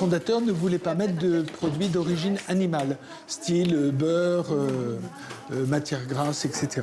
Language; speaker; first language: French; native; French